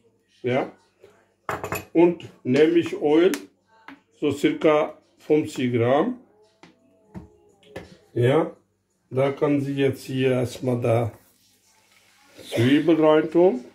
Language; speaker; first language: German; non-native, fluent; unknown